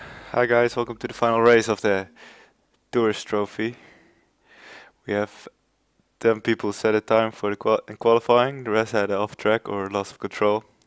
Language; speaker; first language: English; non-native, fluent; Dutch